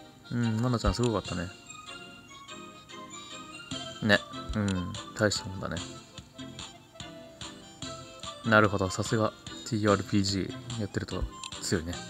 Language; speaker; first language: Japanese; native; Japanese